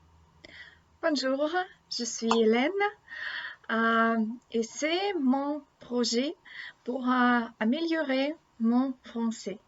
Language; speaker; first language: French; non-native, learner; Russian